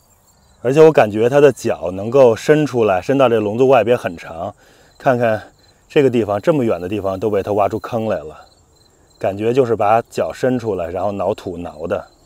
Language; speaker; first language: Chinese; native; Chinese